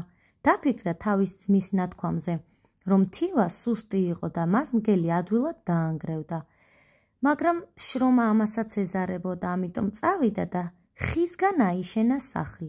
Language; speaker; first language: Georgian; native; Georgian